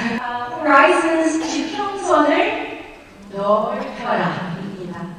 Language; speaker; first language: Korean; native; Korean